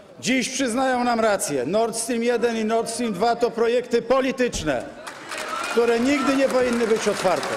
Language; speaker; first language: Polish; native; Polish